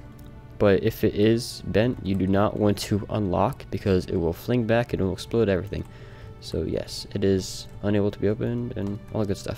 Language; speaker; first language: English; native; English